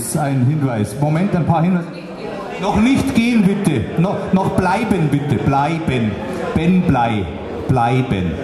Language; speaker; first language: German; native; German